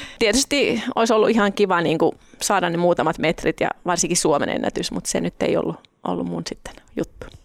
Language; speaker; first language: Finnish; non-native, local second language; Swedish